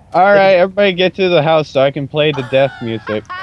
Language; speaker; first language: English; native; English